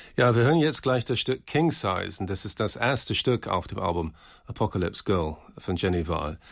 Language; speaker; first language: German; native; German